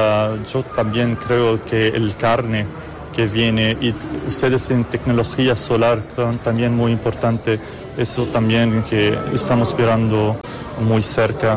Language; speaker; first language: Spanish; non-native, learner; Arabic